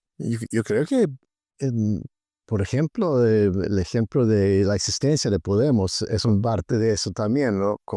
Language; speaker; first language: Spanish; non-native, fluent; Swedish